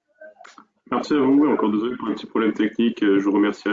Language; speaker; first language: French; native; French